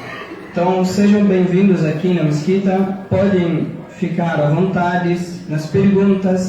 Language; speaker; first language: Portuguese; non-native, fluent; Arabic